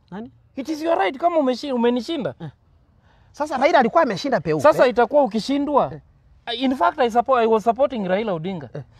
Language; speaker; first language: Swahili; non-native, local second language; Gusii